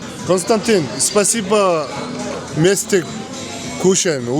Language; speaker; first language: Russian; non-native, learner; Mongolian